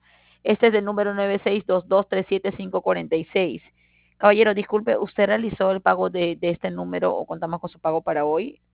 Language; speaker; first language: Spanish; native; Spanish